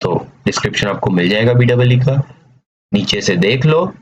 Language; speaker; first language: Hindi; non-native, local second language; Gujarati